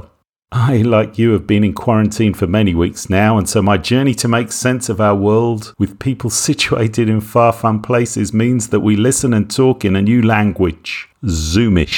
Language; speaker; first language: English; native; English